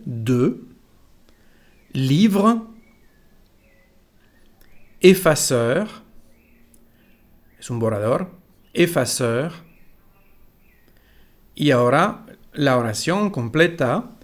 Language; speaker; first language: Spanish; non-native, fluent; French